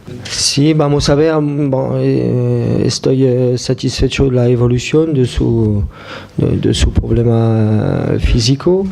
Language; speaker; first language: Spanish; non-native, fluent; French